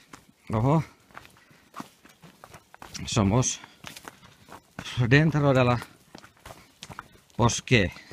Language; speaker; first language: Spanish; non-native, learner; Finnish